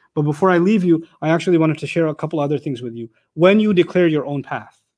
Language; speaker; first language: English; non-native, local second language; Urdu